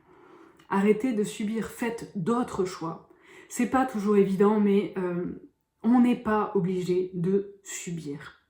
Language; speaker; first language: French; native; French